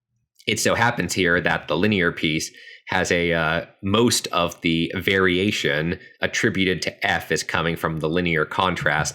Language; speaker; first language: English; native; English